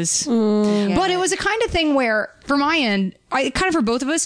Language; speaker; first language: English; native; English